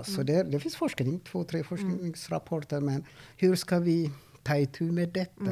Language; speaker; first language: Swedish; non-native, fluent; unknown